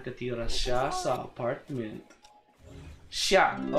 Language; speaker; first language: Filipino; non-native, learner; English